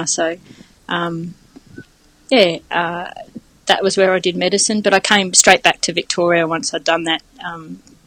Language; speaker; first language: English; native; English